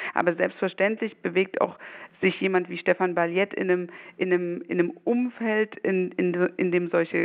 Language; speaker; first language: German; native; German